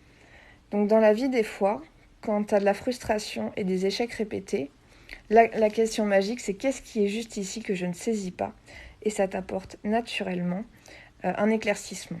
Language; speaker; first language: French; native; French